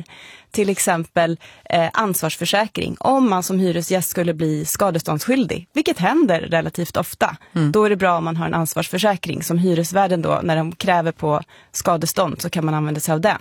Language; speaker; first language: Swedish; native; Swedish